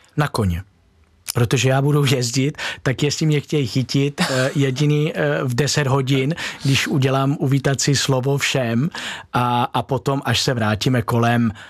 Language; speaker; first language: Czech; non-native, fluent; Italian